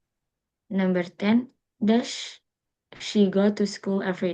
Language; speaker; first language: English; non-native, local second language; Indonesian